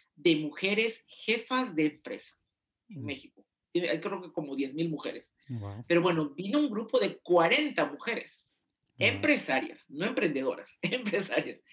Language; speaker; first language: Spanish; native; Spanish